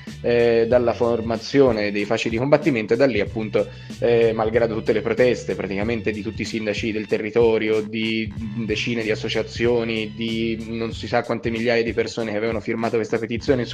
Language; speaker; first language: Italian; native; Italian